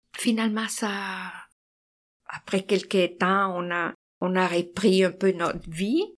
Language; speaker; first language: French; non-native, fluent; Spanish